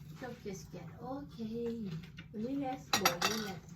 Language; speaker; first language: English; non-native, learner; Thai